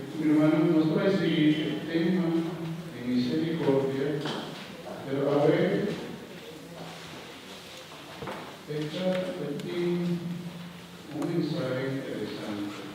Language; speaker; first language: Spanish; non-native, learner; Papiamento